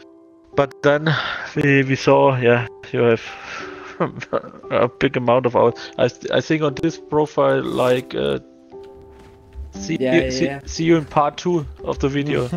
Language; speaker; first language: English; non-native, fluent; German